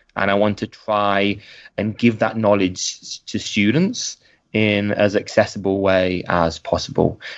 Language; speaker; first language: English; native; English